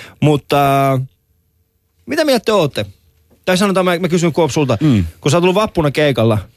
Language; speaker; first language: Finnish; early bilingual, other home language; Persian